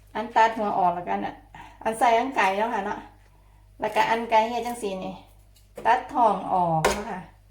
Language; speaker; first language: Thai; native; Thai